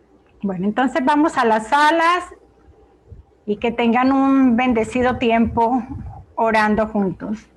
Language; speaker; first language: Spanish; native; Spanish